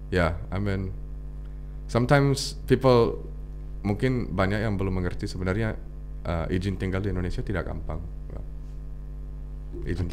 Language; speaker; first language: Indonesian; non-native, fluent; English